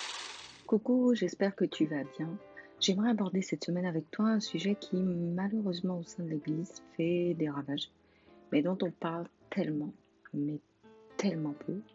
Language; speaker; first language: French; native; French